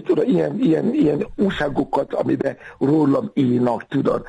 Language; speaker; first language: Hungarian; non-native, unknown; Yoruba